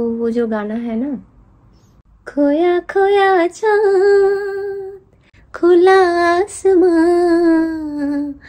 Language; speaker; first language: Hindi; non-native, local second language; Bangla